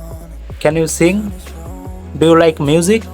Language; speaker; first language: English; non-native, learner; Bangla